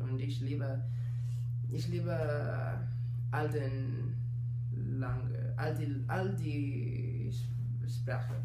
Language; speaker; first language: German; non-native, learner; Spanish